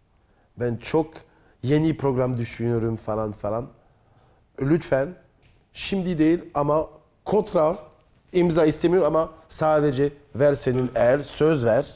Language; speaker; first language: Turkish; non-native, learner; French